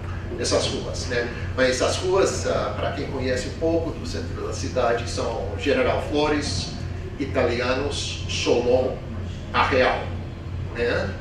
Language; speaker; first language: Portuguese; non-native, fluent; English